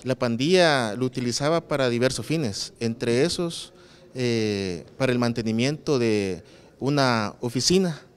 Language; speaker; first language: Spanish; native; Spanish